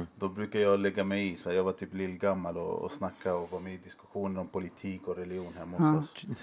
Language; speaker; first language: Swedish; early bilingual, other home language; Spanish